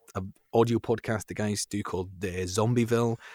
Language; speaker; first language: English; native; English